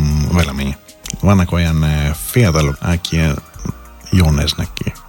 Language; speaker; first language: Hungarian; non-native, learner; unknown